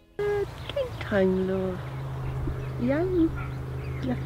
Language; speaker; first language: Welsh; non-native, learner; English